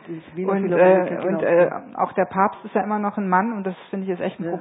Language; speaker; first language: German; native; German